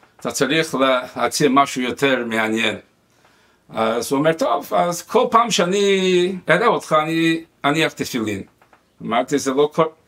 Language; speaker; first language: Hebrew; non-native, fluent; Spanish